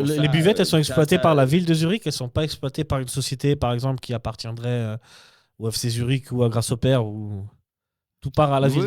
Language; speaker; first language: French; native; French